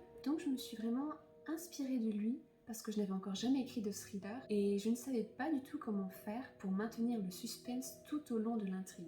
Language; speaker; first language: French; native; French